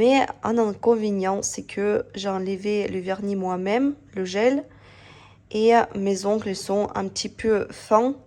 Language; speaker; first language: French; non-native, fluent; Russian